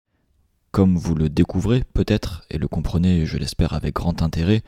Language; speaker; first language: French; native; French